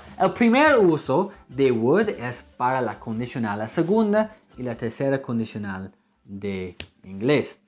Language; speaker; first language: Spanish; non-native, fluent; English